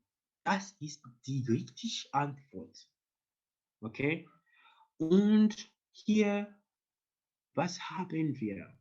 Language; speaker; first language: German; non-native, learner; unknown